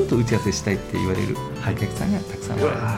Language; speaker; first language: Japanese; native; Japanese